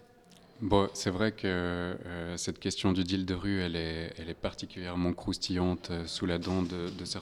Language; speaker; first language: French; native; French